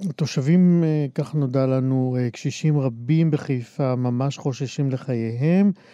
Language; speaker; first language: Hebrew; native; Hebrew